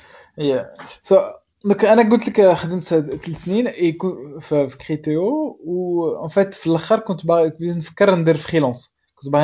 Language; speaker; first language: Arabic; native; Arabic